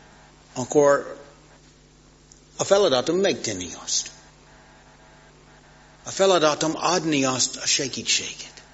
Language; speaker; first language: Hungarian; non-native, fluent; English